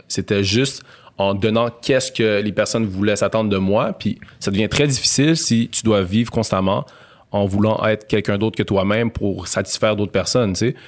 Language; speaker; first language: French; native; French